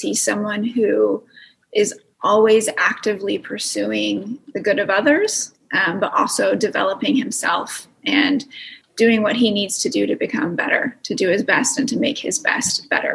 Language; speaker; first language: English; native; English